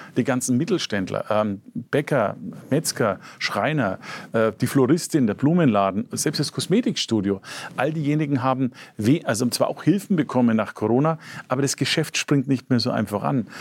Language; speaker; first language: German; native; German